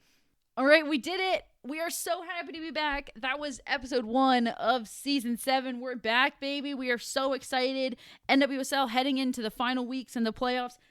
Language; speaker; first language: English; native; English